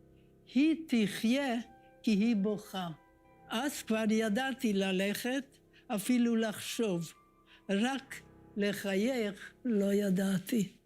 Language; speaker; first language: Hebrew; non-native, fluent; Hungarian